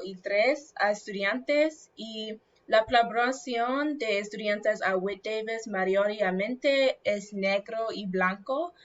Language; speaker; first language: Spanish; non-native, learner; English